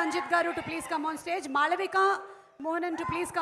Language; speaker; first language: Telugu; native; Telugu